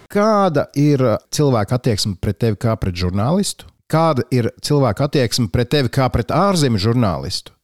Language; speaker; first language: Latvian; native; Latvian